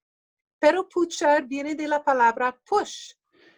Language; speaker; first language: Spanish; early bilingual, other home language; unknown